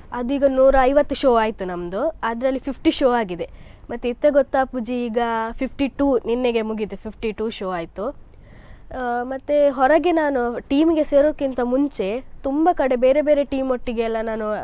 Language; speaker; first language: Kannada; native; Kannada